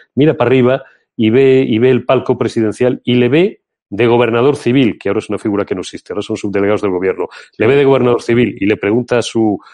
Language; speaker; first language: Spanish; native; Spanish